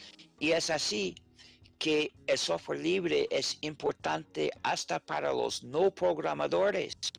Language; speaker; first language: Spanish; non-native, fluent; English